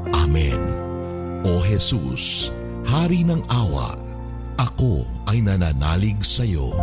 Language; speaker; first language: Filipino; native; Filipino